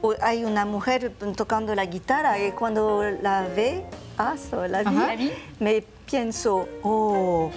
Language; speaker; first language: Spanish; non-native, learner; French